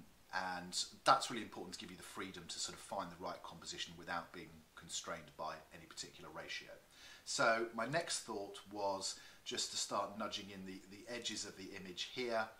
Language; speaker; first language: English; native; English